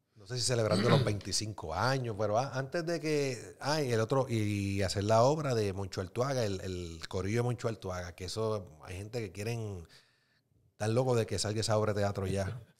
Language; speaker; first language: Spanish; native; Spanish